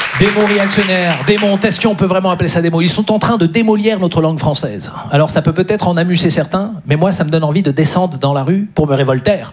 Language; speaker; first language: French; native; French